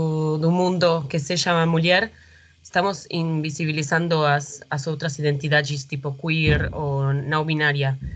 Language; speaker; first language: Portuguese; non-native, fluent; Spanish